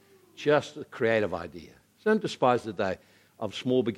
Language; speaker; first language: English; native; English